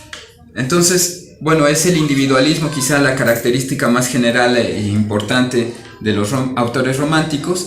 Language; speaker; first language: Spanish; native; Spanish